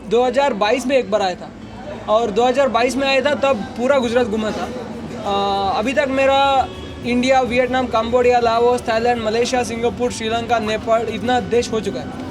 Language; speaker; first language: Hindi; non-native, local second language; Kannada